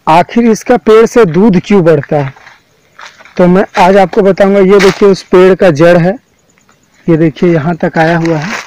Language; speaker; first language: Hindi; native; Hindi